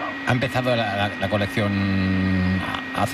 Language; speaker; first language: Spanish; native; Spanish